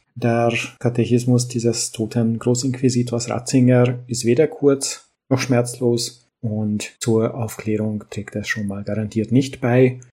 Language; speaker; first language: German; early bilingual, other home language; Hungarian